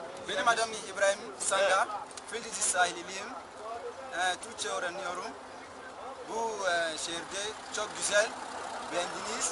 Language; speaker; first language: Turkish; non-native, learner; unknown